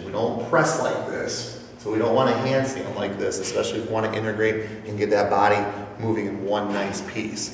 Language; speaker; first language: English; native; English